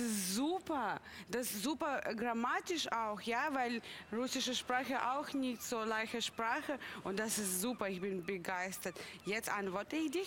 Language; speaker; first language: German; non-native, learner; Russian